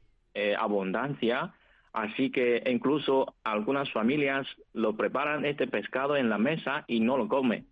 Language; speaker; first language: Spanish; non-native, fluent; Chinese